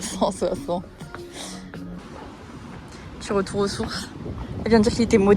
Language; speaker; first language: French; native; French